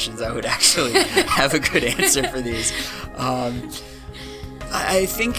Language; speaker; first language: English; native; English